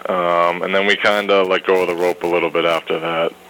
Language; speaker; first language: English; native; English